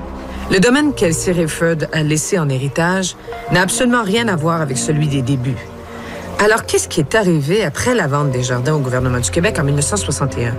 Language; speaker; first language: French; native; French